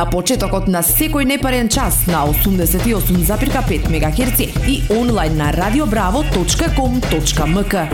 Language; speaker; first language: Macedonian; native; Macedonian